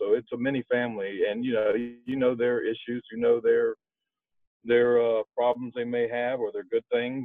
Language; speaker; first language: English; native; English